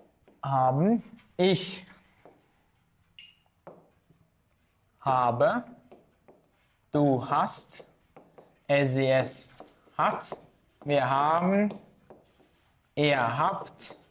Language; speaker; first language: German; non-native, fluent; Azerbaijani